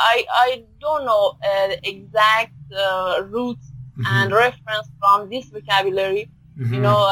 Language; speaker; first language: English; non-native, learner; Persian